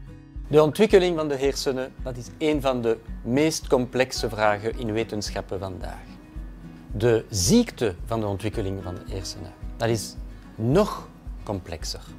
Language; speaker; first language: Dutch; non-native, fluent; French